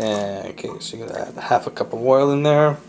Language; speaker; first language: English; early bilingual, other home language; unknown